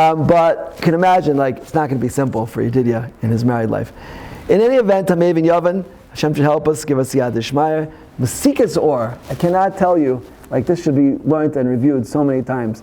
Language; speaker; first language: English; native; English